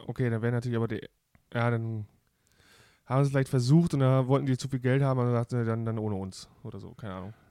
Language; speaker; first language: German; native; German